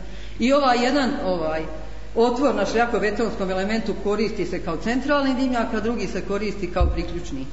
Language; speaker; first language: Croatian; native; Croatian